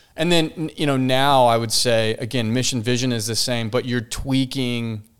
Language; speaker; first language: English; native; English